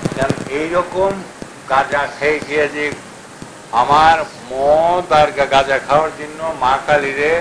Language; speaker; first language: Bangla; native; Bangla